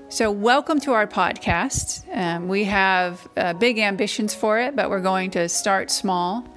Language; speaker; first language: English; native; English